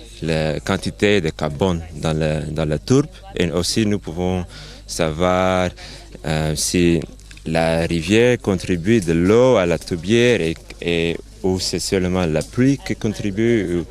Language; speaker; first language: French; non-native, learner; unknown